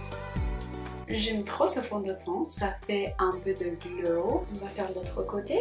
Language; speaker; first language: French; non-native, fluent; Spanish